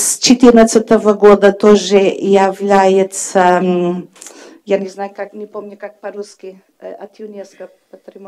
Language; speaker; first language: Russian; non-native, fluent; Portuguese